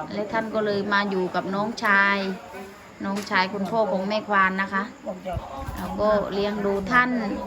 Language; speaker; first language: Thai; native; Thai